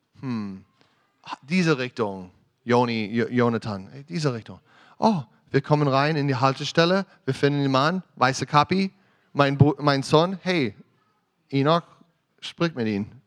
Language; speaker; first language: German; non-native, fluent; English